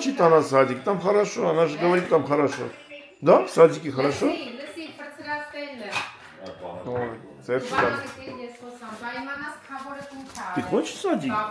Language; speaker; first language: Russian; non-native, fluent; Armenian